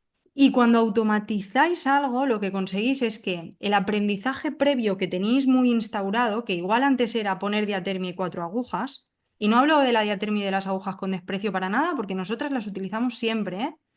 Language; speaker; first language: Spanish; native; Spanish